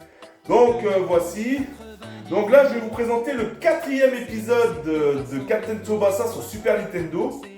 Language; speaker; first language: French; native; French